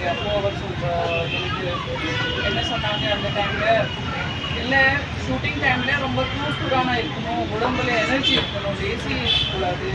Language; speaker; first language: Tamil; non-native, learner; Gujarati